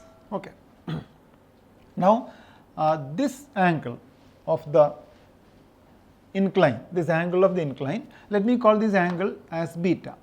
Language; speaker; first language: English; non-native, local second language; Malayalam